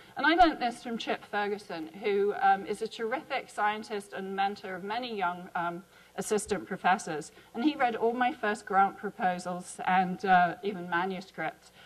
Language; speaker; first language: English; native; English